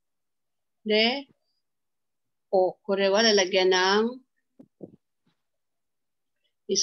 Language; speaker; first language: Japanese; non-native, fluent; Filipino